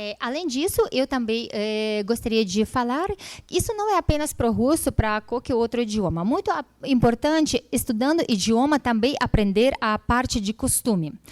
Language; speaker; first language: Portuguese; non-native, fluent; Russian